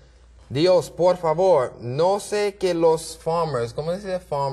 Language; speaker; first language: Spanish; non-native, learner; English